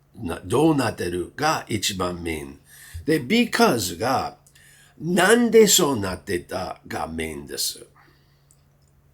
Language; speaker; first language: Japanese; non-native, learner; English